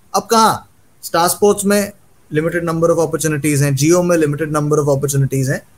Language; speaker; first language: Hindi; native; Hindi